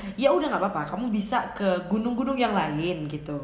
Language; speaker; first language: Indonesian; native; Indonesian